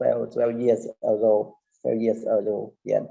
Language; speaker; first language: English; non-native, learner; Khmer